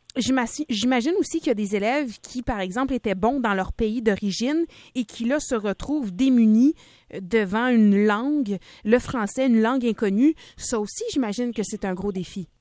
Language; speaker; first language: French; native; French